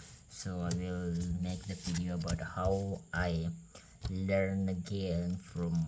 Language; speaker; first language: English; non-native, learner; Indonesian